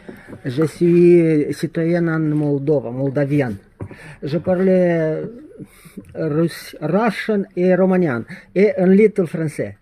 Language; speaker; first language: French; non-native, learner; Romanian